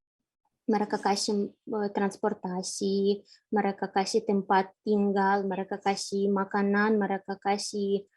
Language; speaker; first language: Indonesian; non-native, fluent; Ukrainian